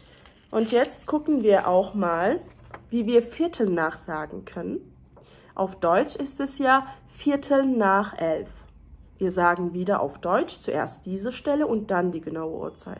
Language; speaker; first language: German; early bilingual, other home language; Turkish